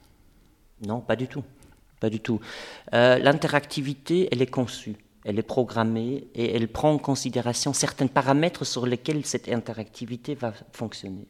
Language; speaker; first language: French; non-native, fluent; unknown